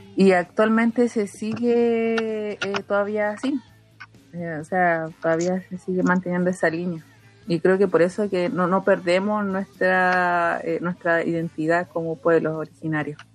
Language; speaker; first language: Spanish; non-native, local second language; Aymara